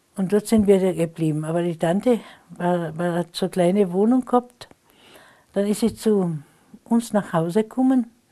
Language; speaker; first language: German; non-native, local second language; Slovenian